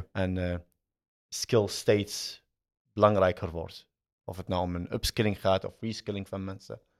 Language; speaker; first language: Dutch; early bilingual, other home language; Arabic